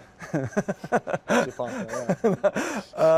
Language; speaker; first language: French; non-native, local second language; English